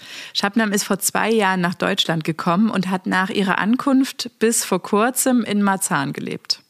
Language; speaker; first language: German; native; German